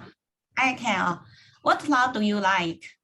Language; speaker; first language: English; non-native, learner; Chinese